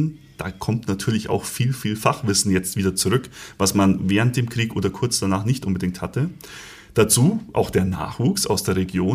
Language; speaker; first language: German; native; German